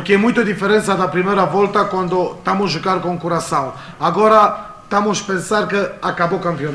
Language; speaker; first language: Portuguese; non-native, fluent; Romanian